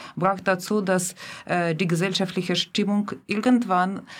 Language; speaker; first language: German; non-native, fluent; Russian